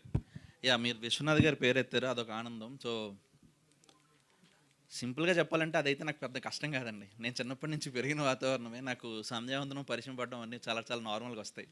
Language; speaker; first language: Telugu; native; Telugu